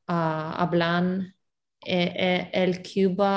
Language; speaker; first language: Spanish; non-native, learner; Russian